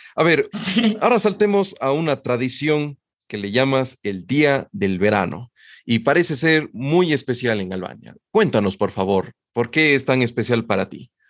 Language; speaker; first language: Spanish; native; Spanish